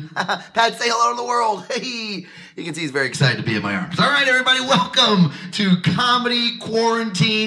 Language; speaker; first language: English; native; English